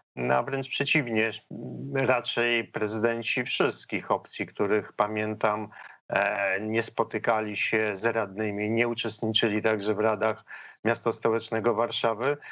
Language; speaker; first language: Polish; native; Polish